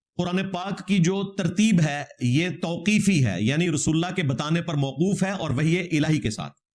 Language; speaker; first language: Urdu; native; Urdu